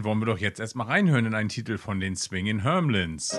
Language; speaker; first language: German; native; German